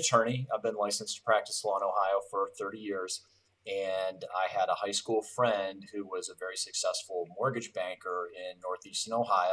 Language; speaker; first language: English; native; English